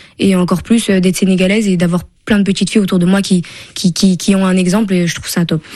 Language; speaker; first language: French; native; French